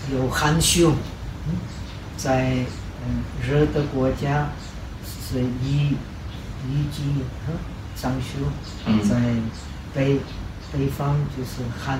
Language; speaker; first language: Chinese; non-native, fluent; Czech